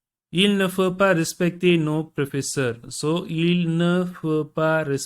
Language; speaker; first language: French; non-native, learner; Tamil